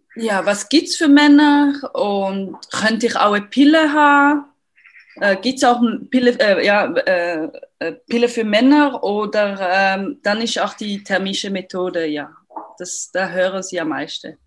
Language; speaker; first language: German; non-native, fluent; French